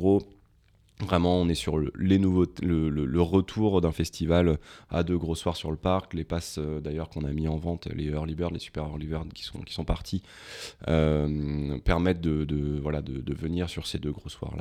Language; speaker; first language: French; native; French